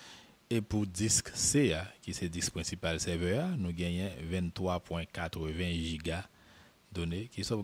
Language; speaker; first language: French; non-native, local second language; Haitian Creole